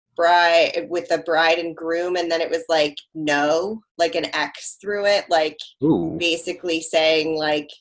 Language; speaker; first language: English; native; English